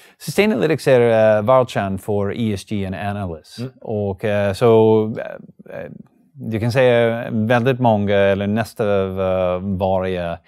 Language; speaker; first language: Swedish; non-native, learner; English